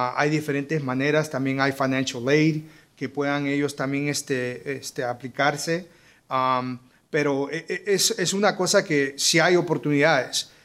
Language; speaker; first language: Spanish; early bilingual, heritage; Spanish